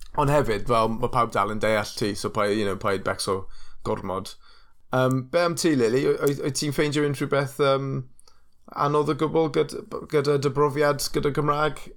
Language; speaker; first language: Welsh; non-native, local second language; English